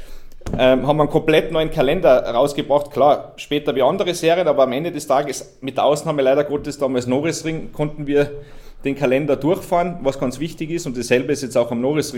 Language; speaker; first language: German; native; German